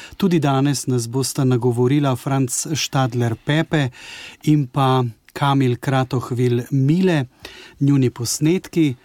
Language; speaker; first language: Slovenian; native; Slovenian